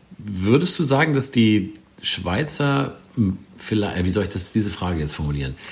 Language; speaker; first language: German; native; German